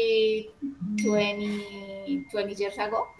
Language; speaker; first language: English; non-native, learner; Spanish